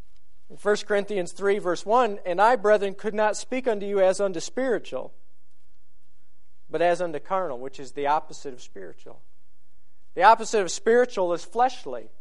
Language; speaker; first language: English; native; English